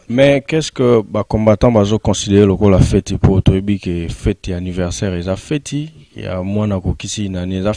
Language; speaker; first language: French; non-native, local second language; Lingala